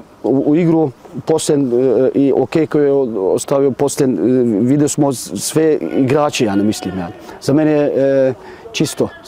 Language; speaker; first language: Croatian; non-native, learner; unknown